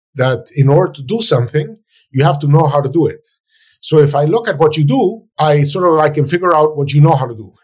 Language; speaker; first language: English; non-native, fluent; Spanish